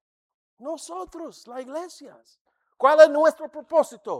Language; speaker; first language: Spanish; non-native, fluent; English